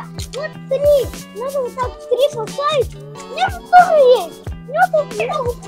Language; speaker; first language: Russian; non-native, local second language; Kazakh